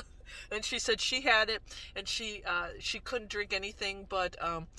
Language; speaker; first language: English; native; English